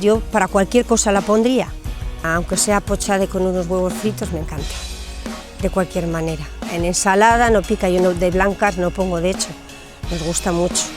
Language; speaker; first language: Spanish; native; Spanish